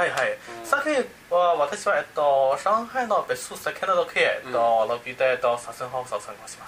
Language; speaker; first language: Japanese; non-native, learner; Chinese